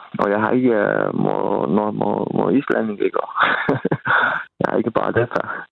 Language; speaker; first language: Danish; non-native, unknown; Estonian